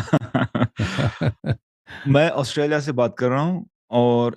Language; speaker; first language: Hindi; early bilingual, heritage; Urdu